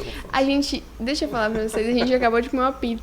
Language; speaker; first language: Portuguese; native; Portuguese